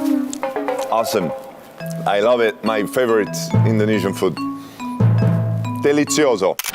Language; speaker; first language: English; non-native, fluent; Italian